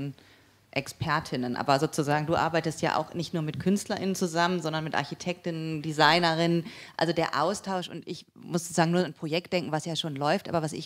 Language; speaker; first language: German; native; German